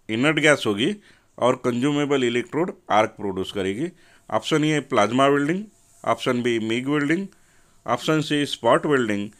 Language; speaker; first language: Hindi; non-native, local second language; Marathi